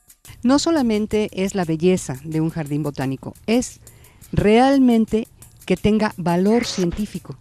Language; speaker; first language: Spanish; native; Spanish